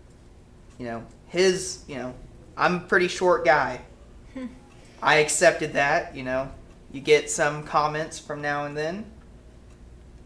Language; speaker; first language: English; native; English